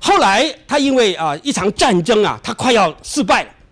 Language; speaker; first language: Chinese; native; Chinese